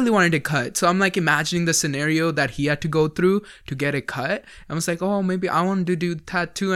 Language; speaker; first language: English; early bilingual, other home language; Punjabi